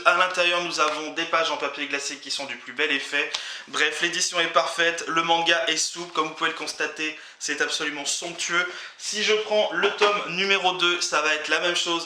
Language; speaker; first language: French; native; French